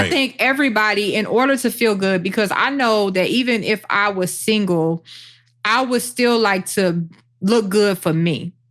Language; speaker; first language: English; native; English